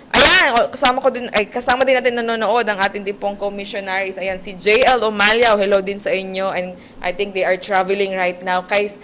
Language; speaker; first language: Filipino; native; Filipino